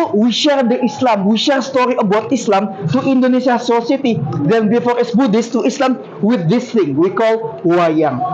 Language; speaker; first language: English; non-native, learner; Indonesian